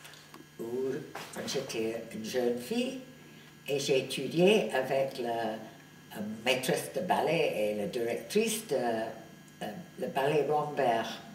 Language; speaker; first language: French; non-native, fluent; English